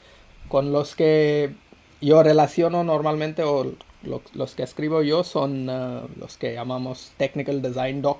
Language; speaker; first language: Spanish; non-native, fluent; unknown